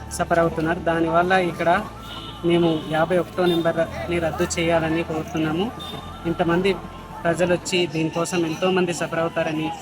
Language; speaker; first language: Telugu; native; Telugu